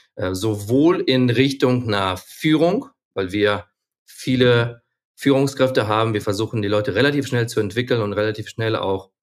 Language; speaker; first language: German; non-native, fluent; Ukrainian